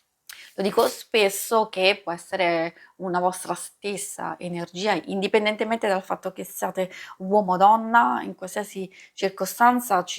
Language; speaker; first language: Italian; native; Italian